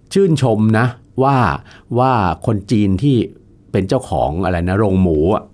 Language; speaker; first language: Thai; native; Thai